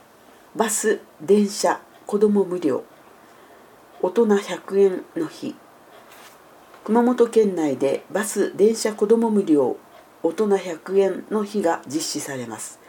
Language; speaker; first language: Japanese; native; Japanese